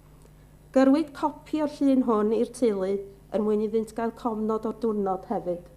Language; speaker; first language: Welsh; native; Welsh